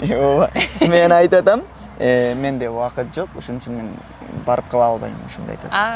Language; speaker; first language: Kyrgyz; non-native, learner; Bangla